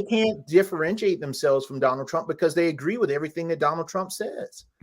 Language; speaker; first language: English; native; English